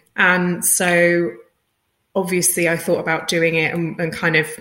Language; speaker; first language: English; native; English